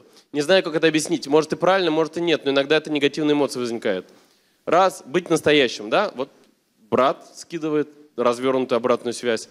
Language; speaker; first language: Russian; native; Russian